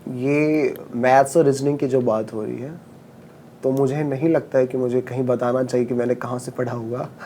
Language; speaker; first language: Hindi; non-native, local second language; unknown